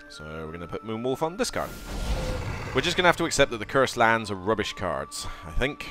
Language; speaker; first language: English; native; English